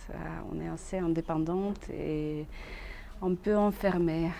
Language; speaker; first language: French; non-native, learner; Russian